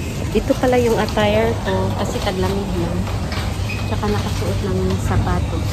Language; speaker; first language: Filipino; native; Filipino